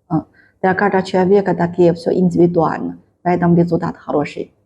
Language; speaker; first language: Russian; non-native, learner; Chinese